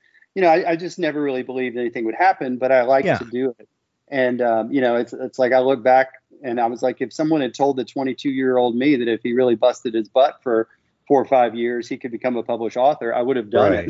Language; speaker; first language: English; native; English